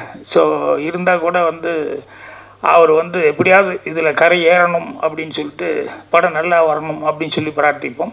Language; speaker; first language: Tamil; native; Tamil